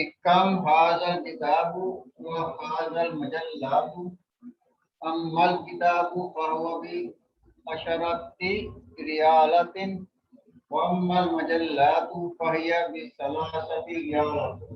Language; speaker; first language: Arabic; non-native, learner; Urdu